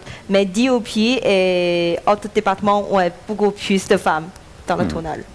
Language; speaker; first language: French; non-native, learner; Chinese